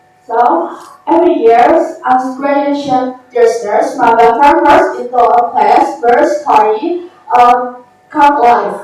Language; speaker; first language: English; non-native, learner; Indonesian